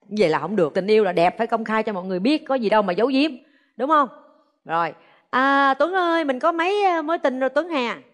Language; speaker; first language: Vietnamese; native; Vietnamese